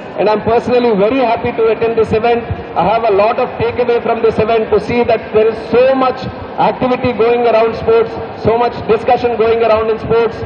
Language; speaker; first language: English; non-native, local second language; Telugu